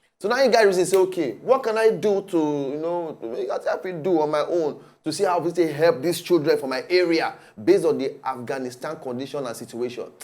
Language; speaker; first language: Nigerian Pidgin; non-native, local second language; Yoruba